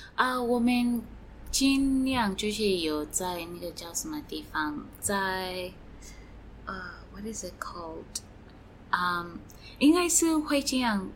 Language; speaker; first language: Chinese; non-native, fluent; Swati